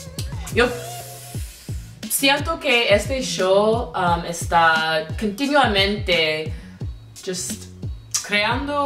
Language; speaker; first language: Spanish; non-native, learner; English